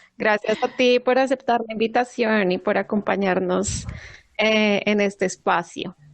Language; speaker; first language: Spanish; native; Spanish